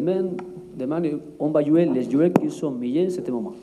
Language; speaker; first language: French; non-native, learner; Spanish